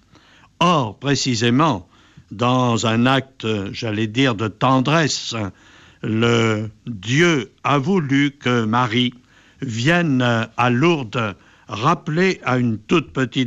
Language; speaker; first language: French; native; French